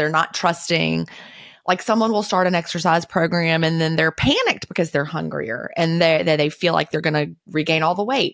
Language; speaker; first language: English; native; English